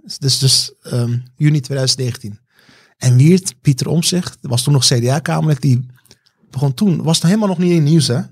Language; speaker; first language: Dutch; early bilingual, other home language; Turkish